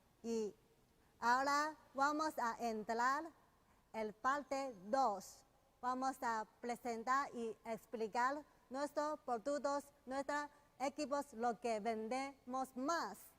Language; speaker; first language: Spanish; non-native, learner; Chinese